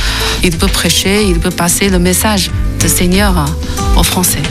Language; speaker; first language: French; non-native, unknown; Chinese